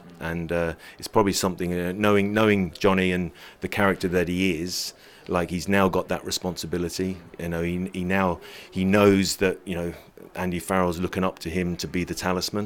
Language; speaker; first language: English; native; English